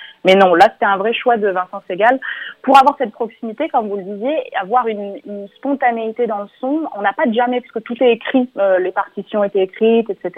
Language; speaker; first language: French; native; French